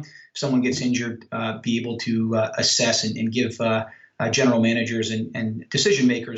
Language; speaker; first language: English; native; English